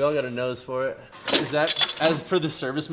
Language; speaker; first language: English; native; English